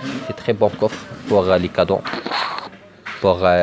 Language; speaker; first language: French; non-native, learner; Arabic